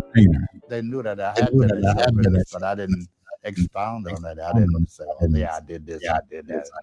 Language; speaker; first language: English; native; English